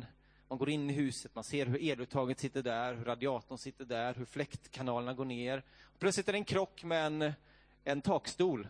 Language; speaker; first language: Swedish; native; Swedish